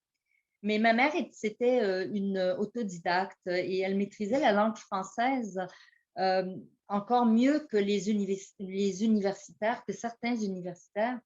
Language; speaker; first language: French; early bilingual, heritage; French